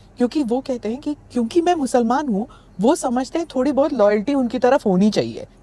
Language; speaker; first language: Hindi; native; Hindi